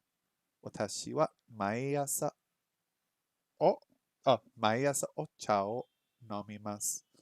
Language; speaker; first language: Japanese; non-native, learner; English